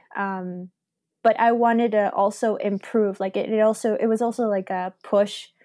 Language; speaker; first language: English; early bilingual, other home language; Spanish